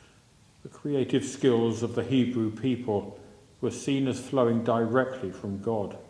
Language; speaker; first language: English; native; English